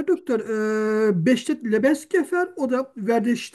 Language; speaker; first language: German; non-native, learner; Turkish